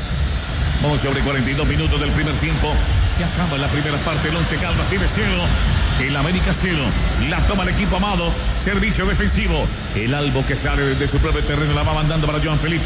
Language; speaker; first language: Spanish; native; Spanish